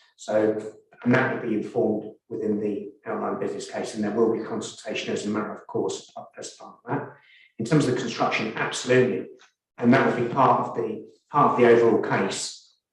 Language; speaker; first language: English; native; English